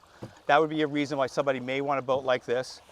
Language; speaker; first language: English; native; English